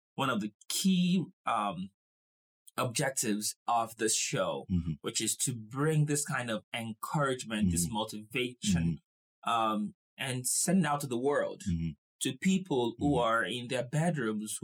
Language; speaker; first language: English; non-native, local second language; Yoruba